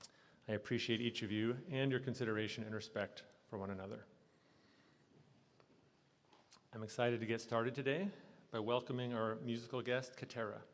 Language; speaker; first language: English; native; English